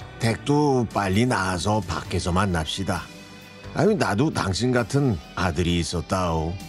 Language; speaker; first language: Korean; native; Korean